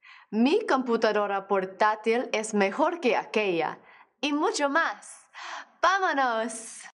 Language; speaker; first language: Spanish; non-native, fluent; English